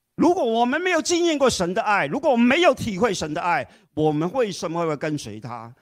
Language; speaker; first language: Chinese; non-native, fluent; Cantonese